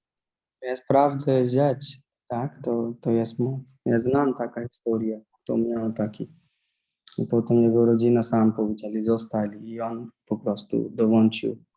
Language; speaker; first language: Polish; non-native, learner; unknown